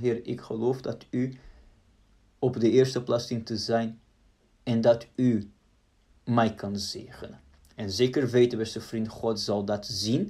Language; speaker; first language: Dutch; non-native, fluent; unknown